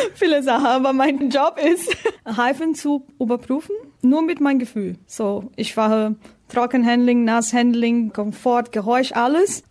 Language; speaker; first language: German; non-native, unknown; Portuguese